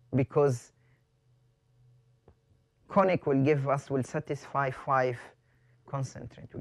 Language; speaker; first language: English; non-native, fluent; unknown